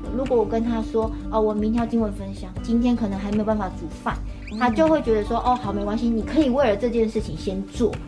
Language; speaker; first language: Chinese; native; Chinese